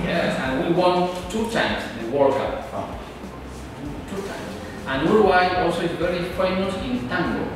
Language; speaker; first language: English; non-native, learner; Spanish